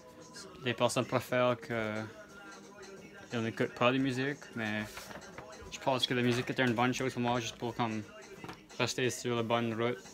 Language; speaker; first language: French; non-native, learner; English